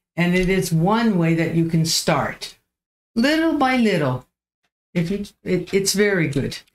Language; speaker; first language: English; native; English